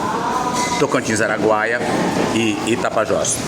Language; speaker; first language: Portuguese; native; Portuguese